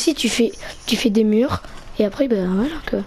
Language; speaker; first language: French; native; French